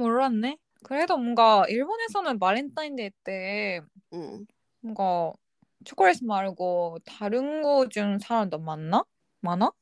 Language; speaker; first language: Korean; non-native, fluent; Japanese